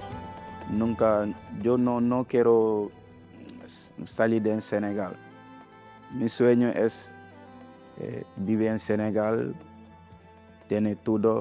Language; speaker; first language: Spanish; non-native, learner; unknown